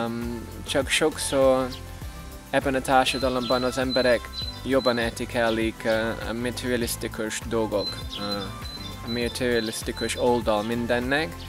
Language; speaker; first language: Hungarian; non-native, fluent; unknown